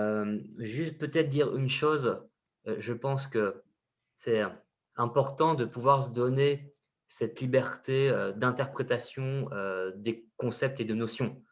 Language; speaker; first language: French; native; French